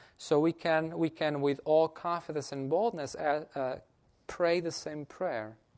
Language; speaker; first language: English; non-native, fluent; Portuguese